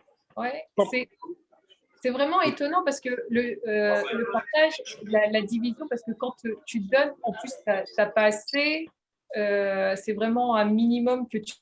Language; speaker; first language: French; native; French